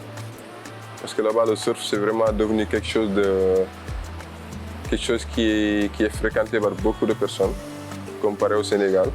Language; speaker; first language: French; non-native, local second language; Wolof